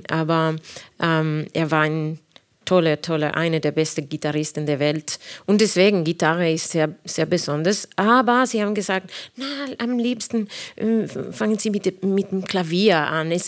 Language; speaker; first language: German; non-native, fluent; Spanish